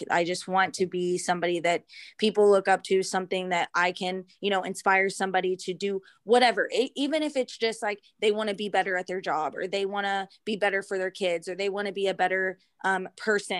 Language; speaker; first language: English; native; English